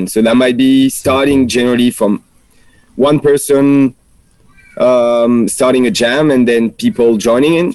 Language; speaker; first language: English; non-native, fluent; French